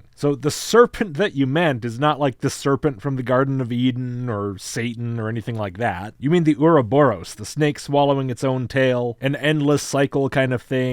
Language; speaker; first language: English; native; English